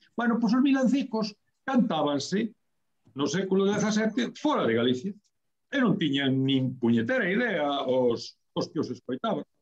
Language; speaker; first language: Galician; native; Galician